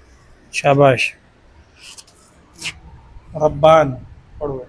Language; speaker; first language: Hindi; native; Hindi